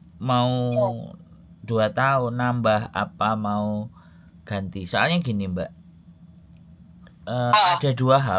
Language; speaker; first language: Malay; non-native, local second language; Javanese